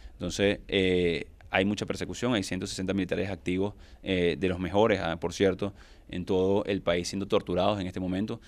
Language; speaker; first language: Spanish; native; Spanish